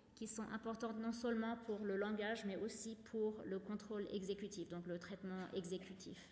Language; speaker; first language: French; non-native, fluent; English